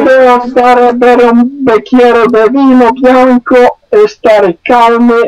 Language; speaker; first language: Italian; non-native, learner; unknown